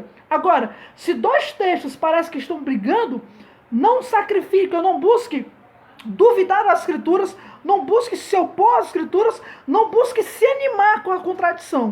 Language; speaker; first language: Portuguese; native; Portuguese